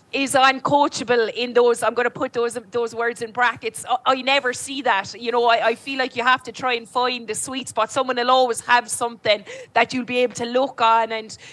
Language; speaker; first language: English; native; English